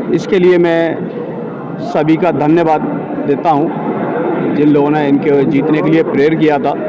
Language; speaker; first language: Hindi; native; Hindi